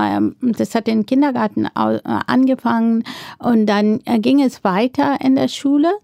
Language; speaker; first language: German; non-native, fluent; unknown